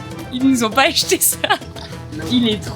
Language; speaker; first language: French; native; French